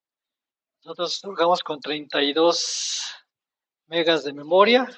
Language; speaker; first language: Spanish; native; Spanish